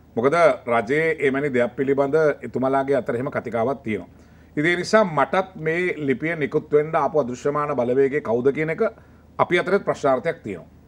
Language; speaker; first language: Sinhala; native; Sinhala